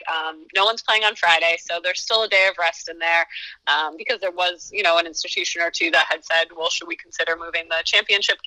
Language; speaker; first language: English; native; English